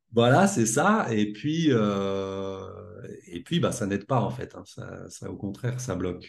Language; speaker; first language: French; native; French